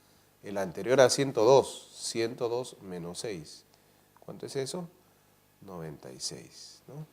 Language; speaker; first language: Spanish; native; Spanish